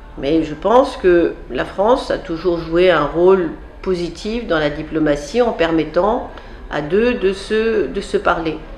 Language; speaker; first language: French; native; French